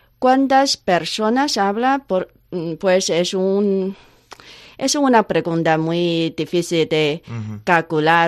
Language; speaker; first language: Spanish; non-native, learner; Chinese